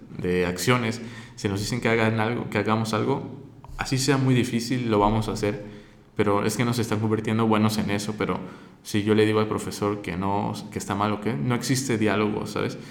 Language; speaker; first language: Spanish; native; Spanish